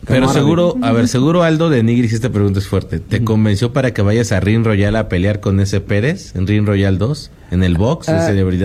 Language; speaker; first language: Spanish; native; Spanish